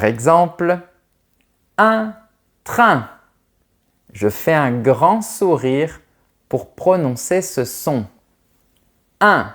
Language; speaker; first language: French; native; French